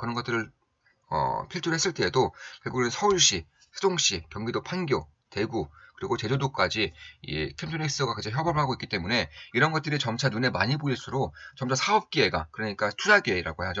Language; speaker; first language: Korean; native; Korean